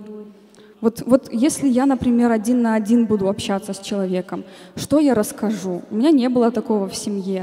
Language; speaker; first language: Russian; native; Russian